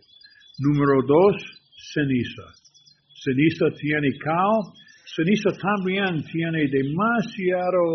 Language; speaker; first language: Spanish; non-native, learner; English